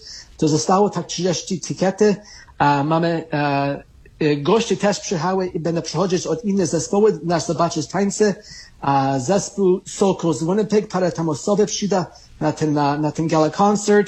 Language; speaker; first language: Polish; early bilingual, heritage; Polish